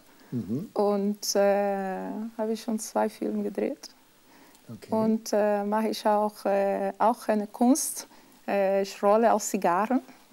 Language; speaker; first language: German; non-native, fluent; Portuguese